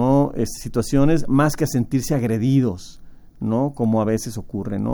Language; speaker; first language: Spanish; native; Spanish